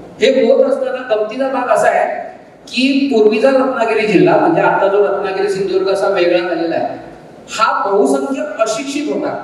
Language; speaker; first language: Marathi; native; Marathi